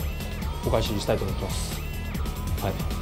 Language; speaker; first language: Japanese; native; Japanese